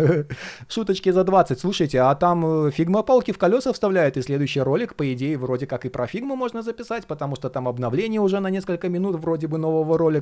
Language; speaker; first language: Russian; native; Russian